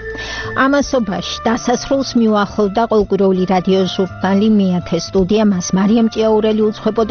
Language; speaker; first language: Georgian; native; Georgian